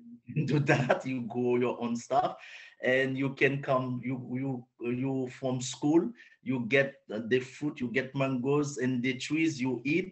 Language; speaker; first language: English; non-native, learner; Haitian Creole